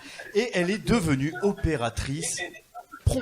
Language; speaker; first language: French; native; French